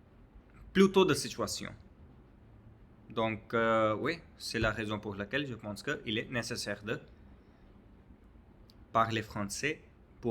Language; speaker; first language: French; non-native, learner; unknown